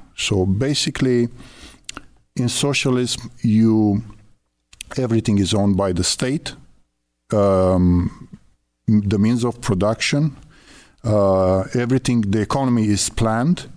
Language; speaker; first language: English; non-native, fluent; Romanian